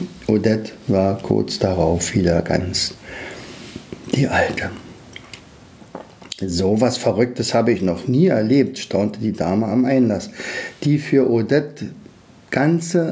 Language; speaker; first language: German; native; German